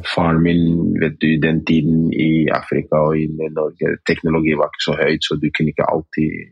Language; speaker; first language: Norwegian; early bilingual, other home language; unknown